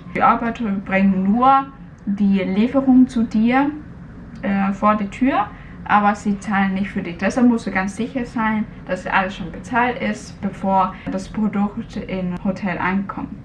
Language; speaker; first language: German; non-native, fluent; Cantonese